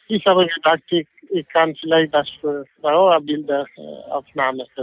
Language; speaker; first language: German; non-native, fluent; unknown